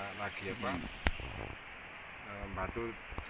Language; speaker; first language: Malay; non-native, local second language; Javanese